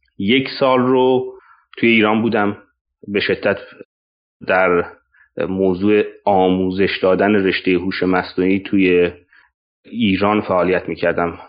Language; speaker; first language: Persian; non-native, local second language; Azerbaijani